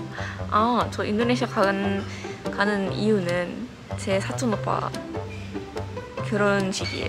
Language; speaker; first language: Korean; early bilingual, heritage; Indonesian